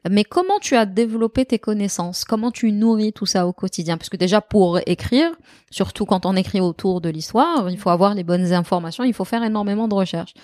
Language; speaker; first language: French; non-native, local second language; Arabic